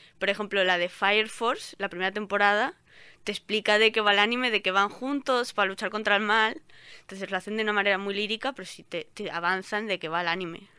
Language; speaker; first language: Spanish; non-native, local second language; Catalan